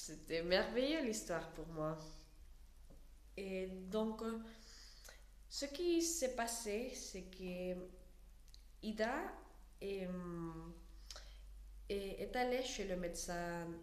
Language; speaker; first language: French; non-native, learner; Spanish